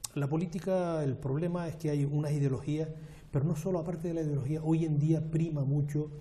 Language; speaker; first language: Spanish; native; Spanish